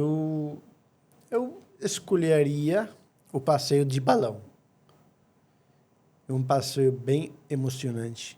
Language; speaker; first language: Portuguese; non-native, fluent; Arabic